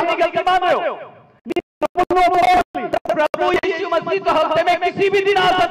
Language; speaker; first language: Hindi; native; Hindi